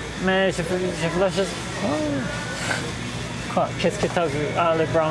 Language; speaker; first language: French; non-native, fluent; Portuguese